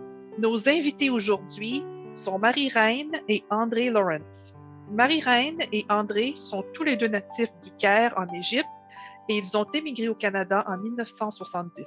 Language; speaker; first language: French; native; French